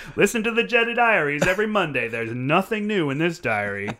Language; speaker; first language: English; native; English